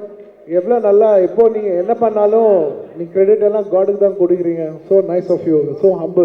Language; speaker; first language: Tamil; non-native, local second language; Telugu